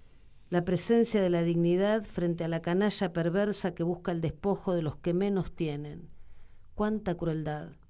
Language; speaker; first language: Spanish; native; Spanish